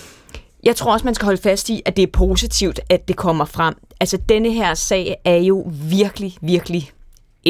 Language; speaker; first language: Danish; native; Danish